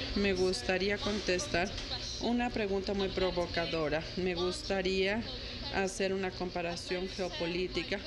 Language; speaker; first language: Spanish; non-native, fluent; Ukrainian